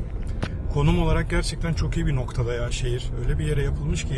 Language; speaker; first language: Turkish; native; Turkish